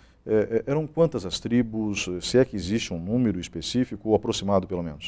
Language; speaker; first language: Portuguese; native; Portuguese